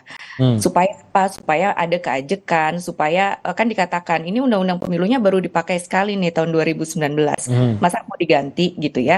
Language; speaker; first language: Indonesian; native; Indonesian